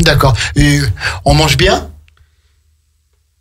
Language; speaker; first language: French; native; French